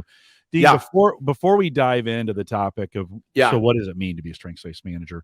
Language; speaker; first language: English; native; English